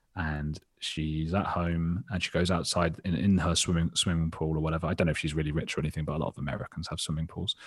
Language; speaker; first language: English; native; English